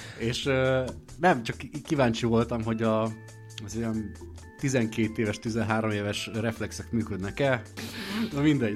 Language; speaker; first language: Hungarian; native; Hungarian